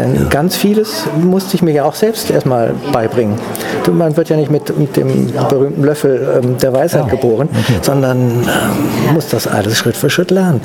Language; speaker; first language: German; native; German